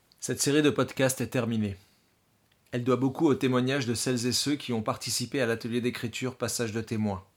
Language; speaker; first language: French; early bilingual, other home language; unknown